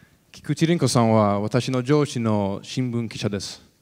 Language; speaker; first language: Japanese; non-native, learner; English